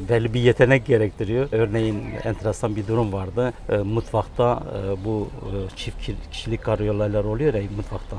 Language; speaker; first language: Turkish; early bilingual, other home language; Kurdish